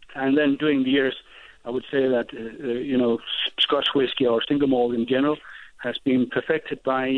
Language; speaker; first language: English; non-native, fluent; Danish